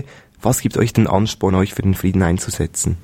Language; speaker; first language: German; native; German